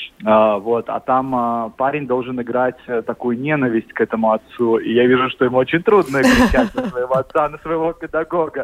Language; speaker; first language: Russian; native; Russian